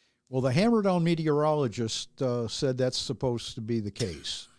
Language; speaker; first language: English; native; English